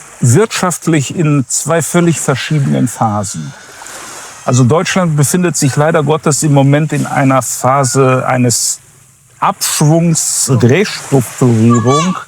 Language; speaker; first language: German; early bilingual, other home language; Croatian